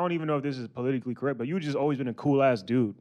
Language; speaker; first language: English; native; English